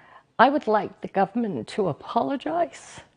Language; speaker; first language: English; native; English